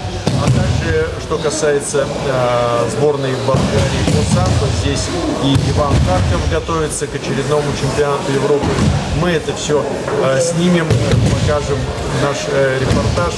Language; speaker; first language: Russian; native; Russian